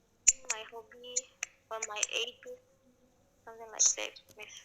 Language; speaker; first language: English; non-native, learner; Indonesian